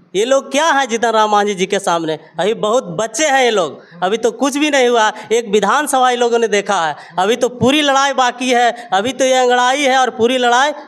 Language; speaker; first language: Hindi; native; Hindi